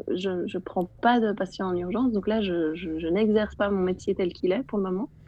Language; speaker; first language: French; native; French